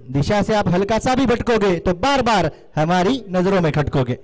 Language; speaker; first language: Hindi; non-native, local second language; Marathi